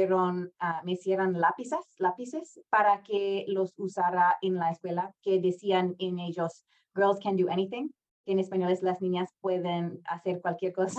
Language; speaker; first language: Spanish; non-native, fluent; English